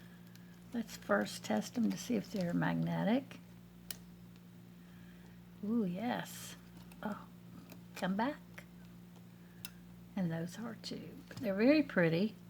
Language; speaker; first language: English; native; English